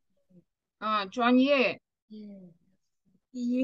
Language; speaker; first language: Chinese; non-native, fluent; Vietnamese